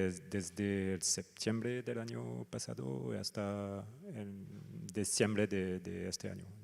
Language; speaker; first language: Spanish; non-native, fluent; French